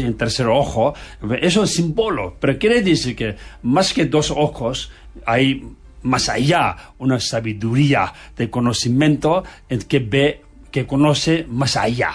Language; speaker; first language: Spanish; non-native, fluent; Tibetan